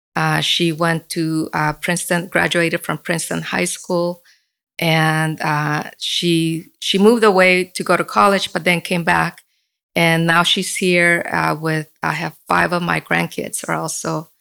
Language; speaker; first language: English; early bilingual, other home language; Spanish